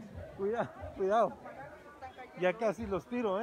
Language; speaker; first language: Spanish; native; Spanish